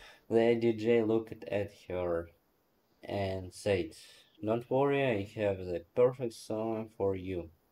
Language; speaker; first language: English; non-native, learner; Ukrainian